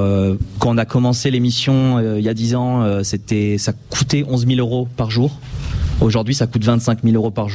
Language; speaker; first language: French; native; French